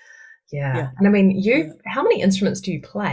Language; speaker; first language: English; native; English